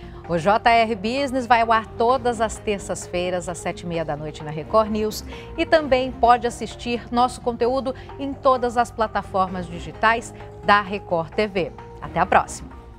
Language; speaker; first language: Portuguese; native; Portuguese